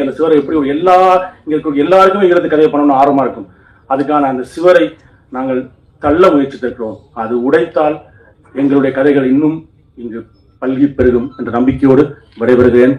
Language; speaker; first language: Tamil; native; Tamil